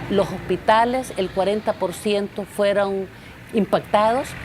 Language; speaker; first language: Spanish; native; Spanish